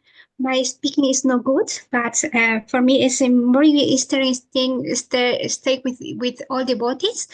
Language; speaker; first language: English; non-native, learner; Spanish